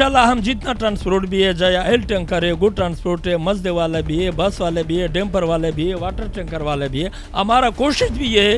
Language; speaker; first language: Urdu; non-native, local second language; Pashto